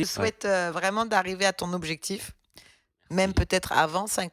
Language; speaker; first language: French; native; French